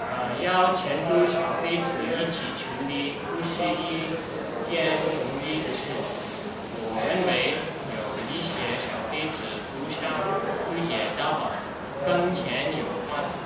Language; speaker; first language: Chinese; non-native, learner; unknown